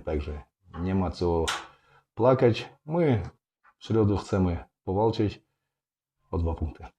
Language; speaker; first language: Polish; non-native, fluent; Russian